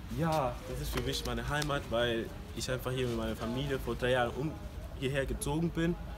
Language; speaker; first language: German; early bilingual, other home language; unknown